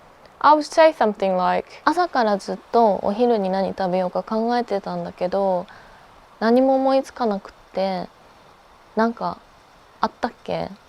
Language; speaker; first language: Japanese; early bilingual, heritage; Japanese